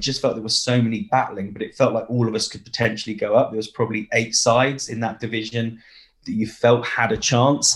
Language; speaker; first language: English; native; English